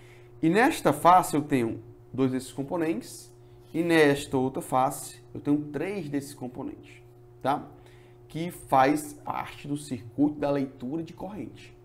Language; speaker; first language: Portuguese; native; Portuguese